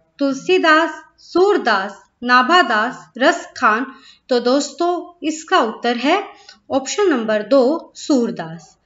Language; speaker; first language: Hindi; native; Hindi